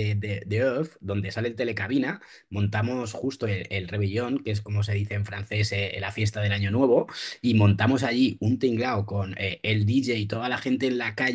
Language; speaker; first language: Spanish; native; Spanish